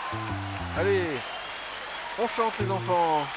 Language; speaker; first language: French; native; French